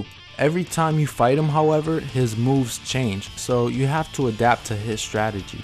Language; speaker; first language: English; native; English